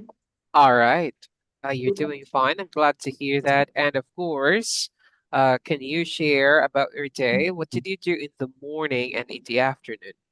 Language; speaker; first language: English; non-native, fluent; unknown